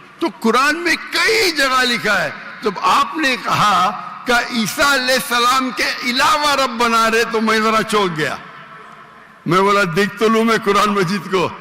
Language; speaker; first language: Urdu; non-native, local second language; Konkani